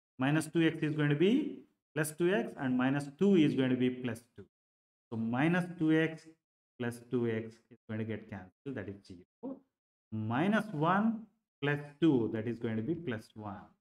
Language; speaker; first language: English; non-native, local second language; Telugu